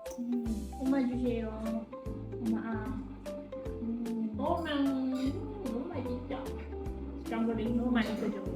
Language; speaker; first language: Korean; non-native, learner; Filipino